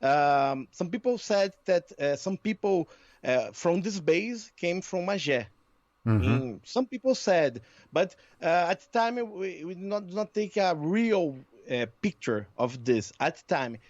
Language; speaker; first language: English; non-native, learner; Portuguese